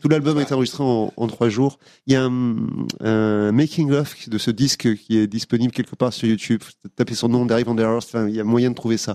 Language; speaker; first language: French; native; French